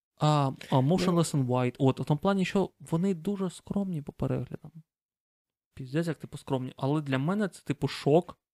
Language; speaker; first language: Ukrainian; non-native, local second language; Russian